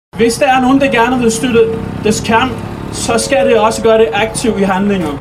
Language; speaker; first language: Danish; non-native, fluent; Persian